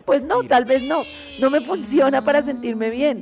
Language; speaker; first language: Spanish; native; Spanish